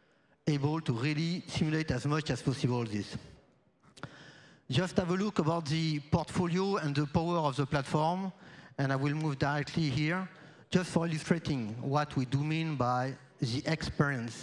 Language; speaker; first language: English; non-native, fluent; French